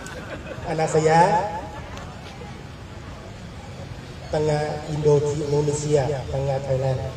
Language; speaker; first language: Indonesian; non-native, learner; Thai